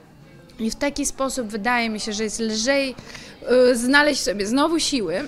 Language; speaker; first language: Polish; non-native, fluent; Ukrainian